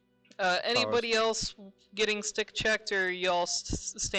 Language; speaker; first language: English; native; English